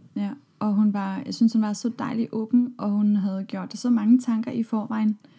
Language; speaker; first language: Danish; non-native, fluent; German